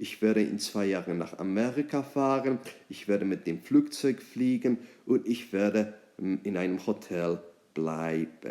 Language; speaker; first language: German; non-native, fluent; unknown